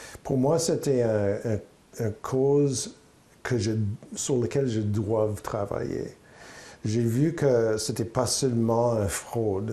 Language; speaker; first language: French; non-native, local second language; English